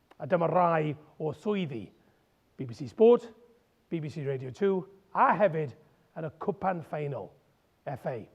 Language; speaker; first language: Welsh; non-native, local second language; English